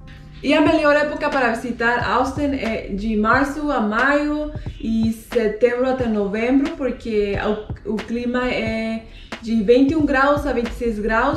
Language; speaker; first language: Portuguese; non-native, fluent; Spanish